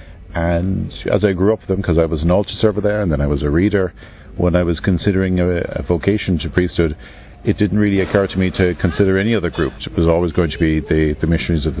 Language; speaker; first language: English; native; English